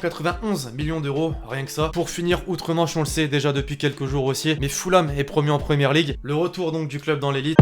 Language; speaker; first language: French; native; French